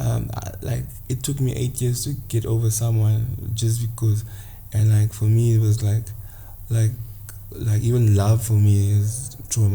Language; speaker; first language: English; non-native, local second language; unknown